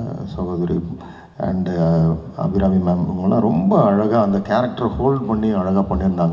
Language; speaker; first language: Tamil; native; Tamil